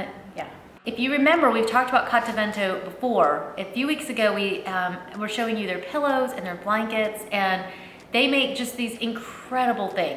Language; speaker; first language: English; native; English